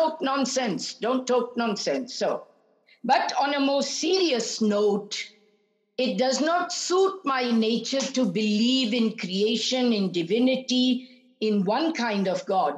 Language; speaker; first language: English; non-native, local second language; Punjabi